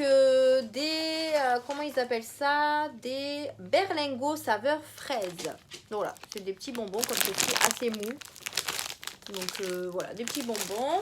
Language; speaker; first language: French; native; French